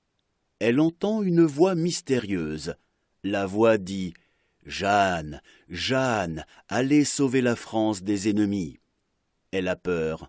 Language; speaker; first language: French; non-native, fluent; Arabic